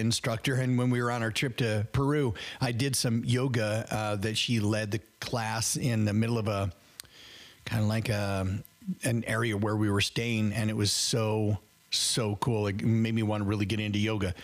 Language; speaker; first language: English; native; English